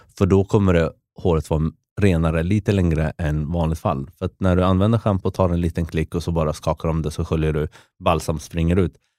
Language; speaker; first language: Swedish; early bilingual, other home language; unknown